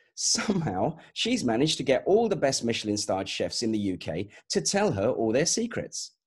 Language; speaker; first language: English; native; English